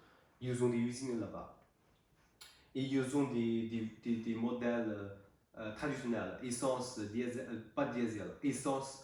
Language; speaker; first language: French; non-native, learner; Chinese